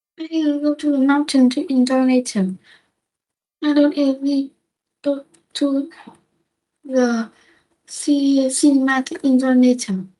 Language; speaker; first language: English; non-native, learner; Vietnamese